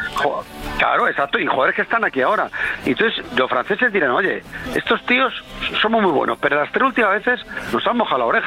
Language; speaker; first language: Spanish; native; Spanish